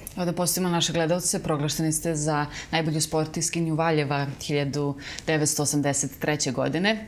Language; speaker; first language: Bosnian; native; Bosnian